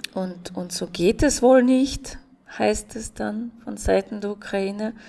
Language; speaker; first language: German; non-native, fluent; Russian